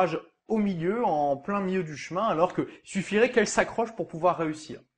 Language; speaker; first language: French; native; French